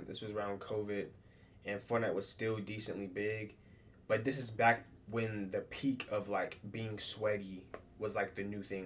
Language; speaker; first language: English; native; English